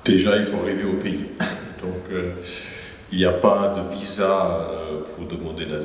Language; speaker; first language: French; native; French